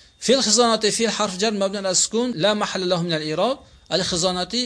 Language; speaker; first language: Arabic; non-native, fluent; Uzbek